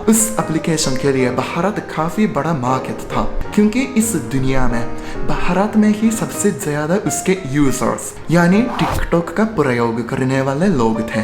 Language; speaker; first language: Hindi; non-native, fluent; Japanese